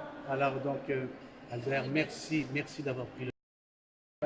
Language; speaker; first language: French; native; French